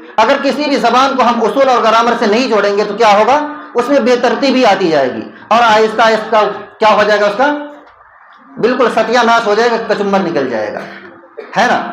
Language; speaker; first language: Urdu; native; Urdu